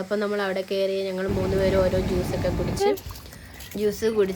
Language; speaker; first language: Malayalam; native; Malayalam